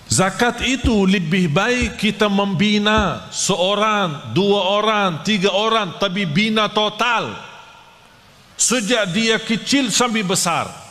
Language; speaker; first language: Malay; non-native, fluent; Arabic